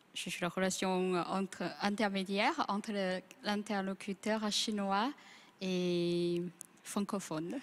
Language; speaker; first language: French; non-native, fluent; Chinese